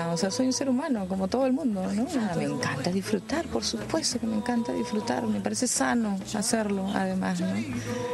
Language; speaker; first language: Spanish; native; Spanish